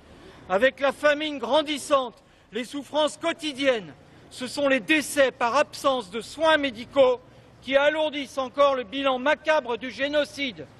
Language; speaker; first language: French; native; French